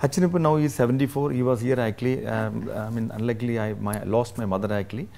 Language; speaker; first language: English; non-native, local second language; Malayalam